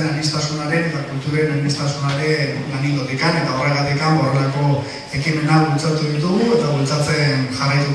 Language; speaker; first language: Basque; native; Basque